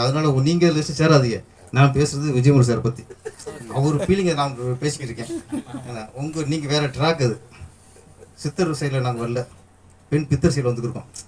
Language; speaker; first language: Tamil; native; Tamil